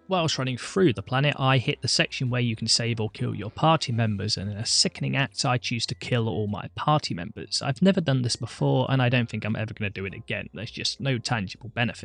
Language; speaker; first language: English; native; English